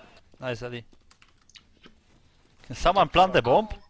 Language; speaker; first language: English; non-native, learner; Polish